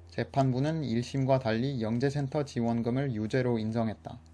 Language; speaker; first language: Korean; non-native, fluent; English